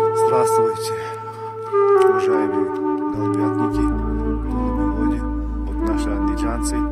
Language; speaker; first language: Russian; non-native, local second language; Uzbek